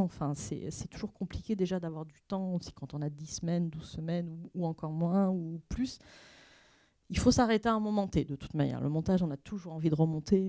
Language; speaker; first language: French; native; French